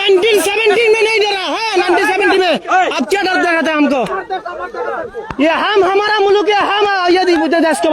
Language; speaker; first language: Hindi; non-native, learner; Bangla